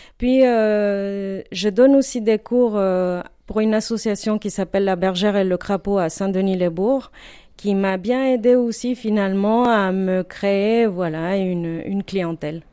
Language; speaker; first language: French; non-native, fluent; Spanish